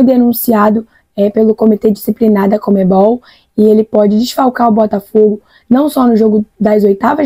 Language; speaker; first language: Portuguese; native; Portuguese